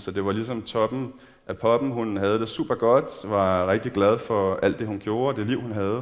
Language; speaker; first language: Danish; native; Danish